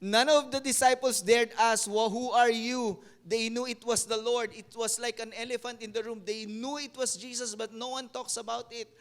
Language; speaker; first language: English; non-native, local second language; Filipino